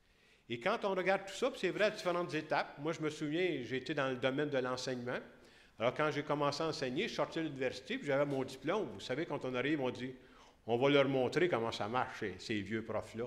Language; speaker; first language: French; native; French